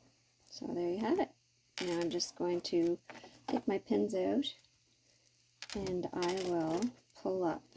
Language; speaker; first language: English; native; English